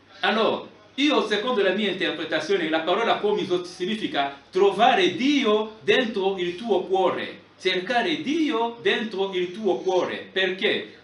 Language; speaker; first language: Italian; non-native, fluent; Lingala